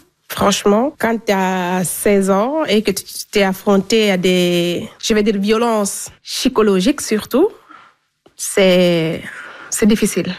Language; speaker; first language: French; non-native, local second language; Fula